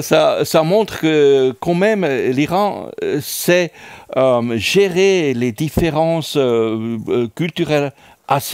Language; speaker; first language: French; non-native, fluent; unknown